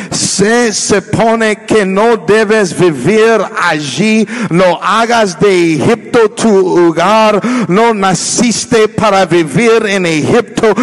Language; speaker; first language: Spanish; non-native, learner; English